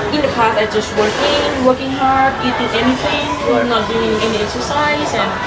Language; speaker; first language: English; non-native, learner; Thai